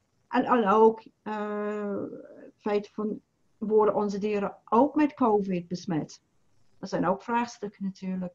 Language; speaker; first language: Dutch; non-native, fluent; English